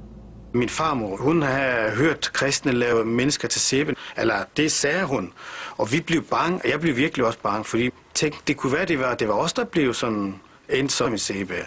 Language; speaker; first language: Danish; early bilingual, other home language; Turkish